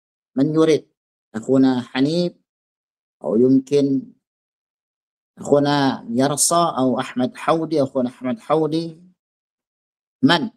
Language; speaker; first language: Arabic; non-native, fluent; Indonesian